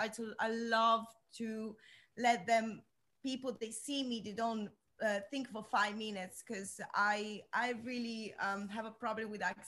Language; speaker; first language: English; non-native, learner; Italian